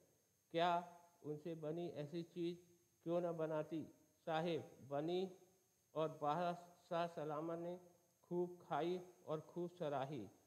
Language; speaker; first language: Hindi; native; Hindi